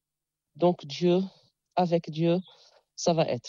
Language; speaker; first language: French; non-native, local second language; Arabic